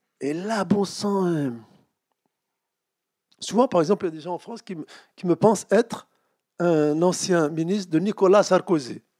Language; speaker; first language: French; native; French